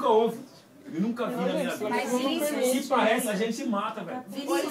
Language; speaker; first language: Portuguese; non-native, learner; French